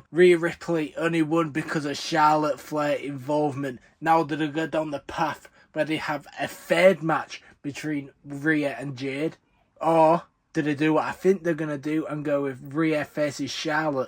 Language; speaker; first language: English; native; English